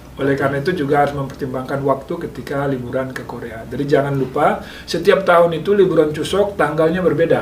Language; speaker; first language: Indonesian; native; Indonesian